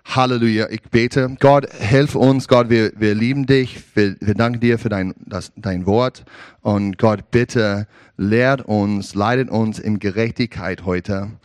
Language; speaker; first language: German; non-native, learner; English